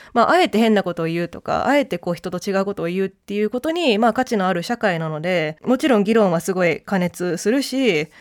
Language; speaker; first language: Japanese; early bilingual, heritage; Japanese